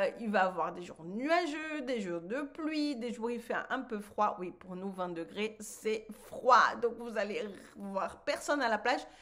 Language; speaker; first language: French; non-native, fluent; Portuguese